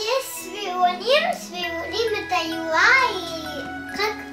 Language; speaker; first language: Russian; early bilingual, heritage; Russian